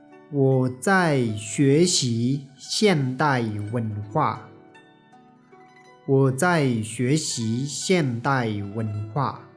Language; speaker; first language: Chinese; non-native, fluent; Tibetan